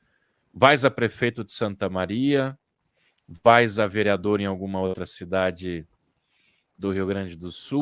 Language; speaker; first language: Portuguese; native; Portuguese